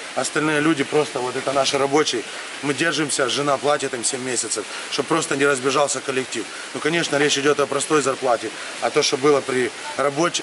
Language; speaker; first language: Russian; native; Russian